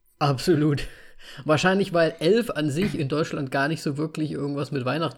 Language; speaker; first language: German; native; German